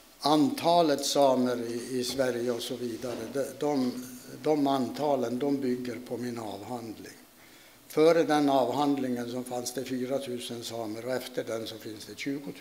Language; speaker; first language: Swedish; non-native, local second language; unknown